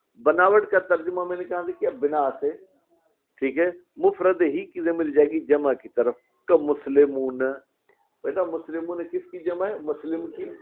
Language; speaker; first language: Urdu; non-native, local second language; Sindhi